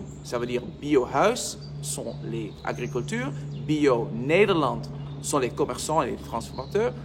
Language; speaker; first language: French; non-native, learner; Dutch